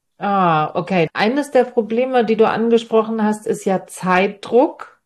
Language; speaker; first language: German; native; German